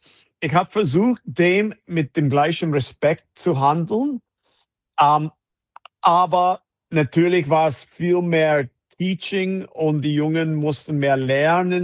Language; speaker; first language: German; non-native, fluent; English